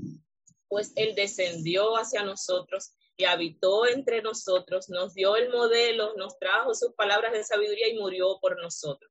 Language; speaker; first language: Spanish; native; Spanish